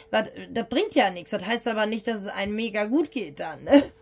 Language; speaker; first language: German; native; German